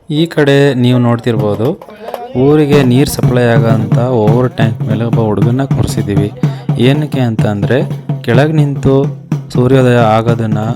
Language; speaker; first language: Kannada; non-native, local second language; Lambadi